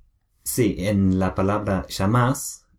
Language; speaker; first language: Spanish; non-native, learner; English